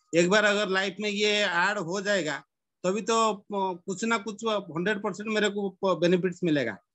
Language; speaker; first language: Hindi; non-native, local second language; Odia